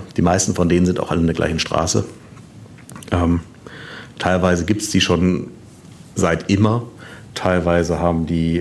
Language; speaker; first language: German; native; German